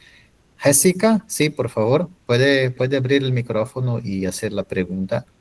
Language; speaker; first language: Spanish; non-native, fluent; Portuguese